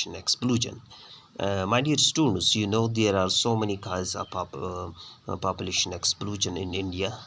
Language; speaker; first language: English; non-native, local second language; Urdu